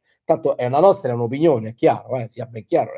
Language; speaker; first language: Italian; native; Italian